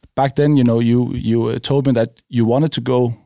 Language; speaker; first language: English; non-native, fluent; Danish